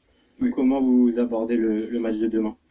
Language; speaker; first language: French; native; French